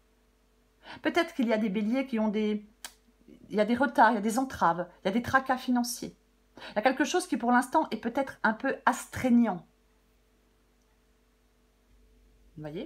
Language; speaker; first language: French; native; French